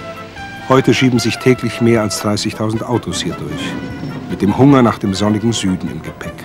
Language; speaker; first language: German; native; German